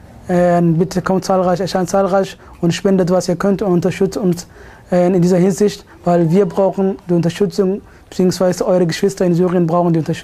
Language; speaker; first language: German; early bilingual, other home language; Somali